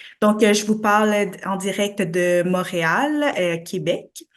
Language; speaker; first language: French; native; French